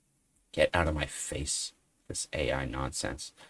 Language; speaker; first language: English; native; English